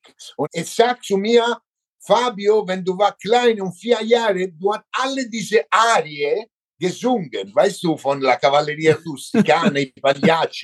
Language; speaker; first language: German; non-native, learner; Italian